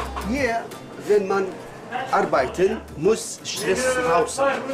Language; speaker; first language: German; non-native, learner; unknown